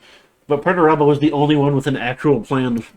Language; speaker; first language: English; native; English